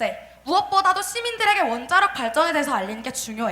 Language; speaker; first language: Korean; native; Korean